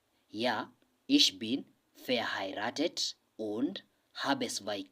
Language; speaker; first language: German; non-native, learner; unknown